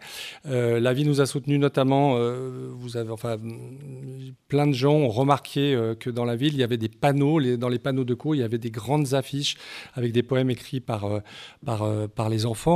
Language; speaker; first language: French; native; French